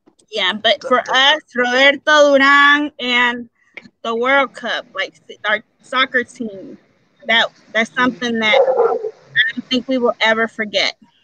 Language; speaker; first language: English; early bilingual, other home language; Spanish